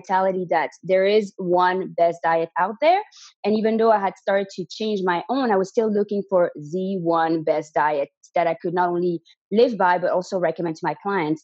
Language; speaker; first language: English; non-native, fluent; French